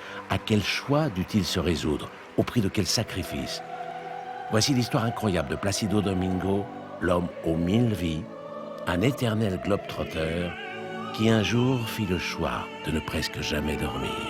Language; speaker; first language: French; native; French